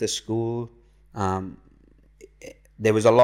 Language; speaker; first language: English; native; English